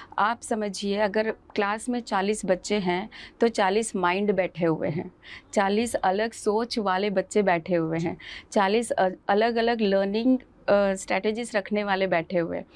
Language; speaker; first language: Hindi; non-native, local second language; Kannada